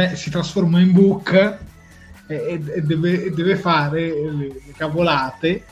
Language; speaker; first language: Italian; native; Italian